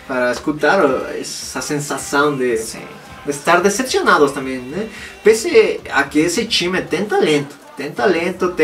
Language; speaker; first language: Portuguese; non-native, fluent; Spanish